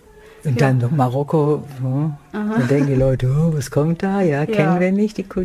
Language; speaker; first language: German; native; German